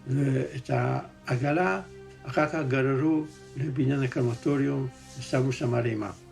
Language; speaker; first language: Hebrew; non-native, fluent; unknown